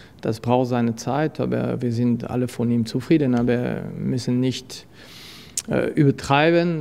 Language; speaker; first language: German; non-native, fluent; French